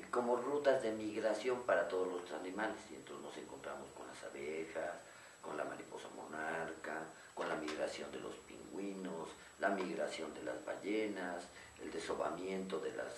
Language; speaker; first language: Spanish; native; Spanish